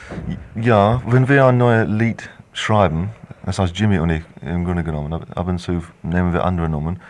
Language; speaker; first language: German; non-native, fluent; English